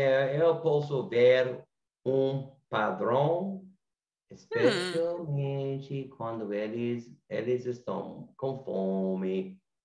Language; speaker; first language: Portuguese; non-native, learner; English